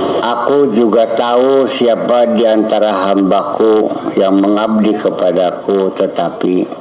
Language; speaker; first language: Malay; non-native, local second language; Javanese